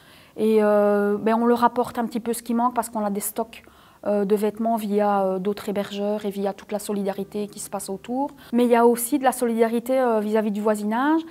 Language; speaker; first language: French; native; French